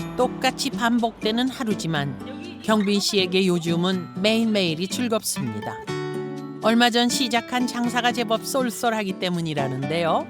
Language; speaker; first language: Korean; native; Korean